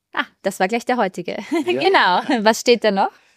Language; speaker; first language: German; native; German